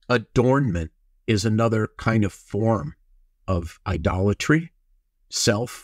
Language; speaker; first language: English; native; English